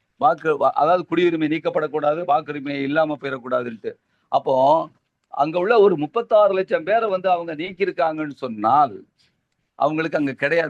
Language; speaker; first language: Tamil; native; Tamil